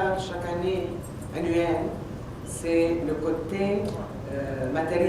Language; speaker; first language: French; non-native, local second language; Arabic